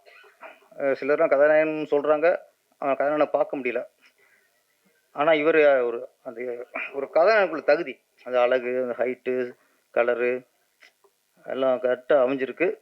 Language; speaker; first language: Tamil; native; Tamil